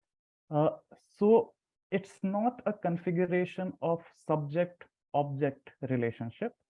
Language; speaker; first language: English; non-native, local second language; Hindi